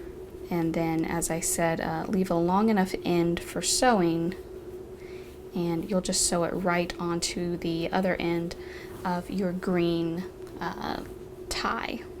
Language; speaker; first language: English; native; English